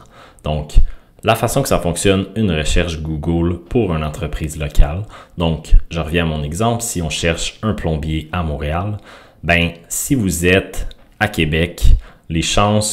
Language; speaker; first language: French; native; French